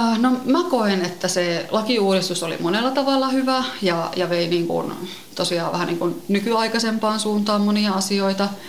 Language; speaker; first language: Finnish; native; Finnish